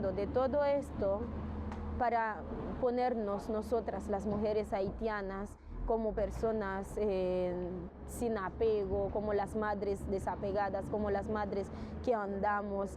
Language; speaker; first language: Spanish; non-native, fluent; Haitian Creole